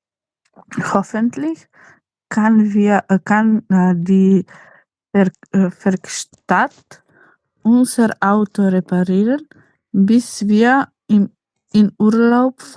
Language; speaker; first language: German; non-native, learner; Macedonian